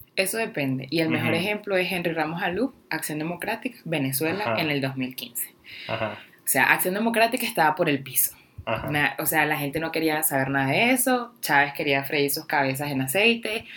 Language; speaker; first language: Spanish; native; Spanish